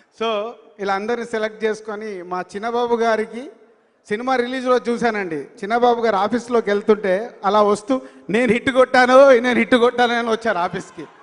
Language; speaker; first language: Telugu; native; Telugu